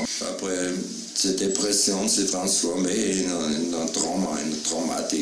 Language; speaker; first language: French; non-native, learner; German